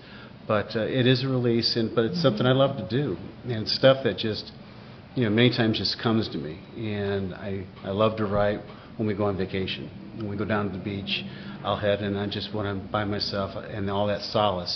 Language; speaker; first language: English; native; English